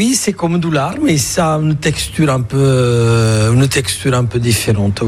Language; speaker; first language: French; non-native, fluent; Italian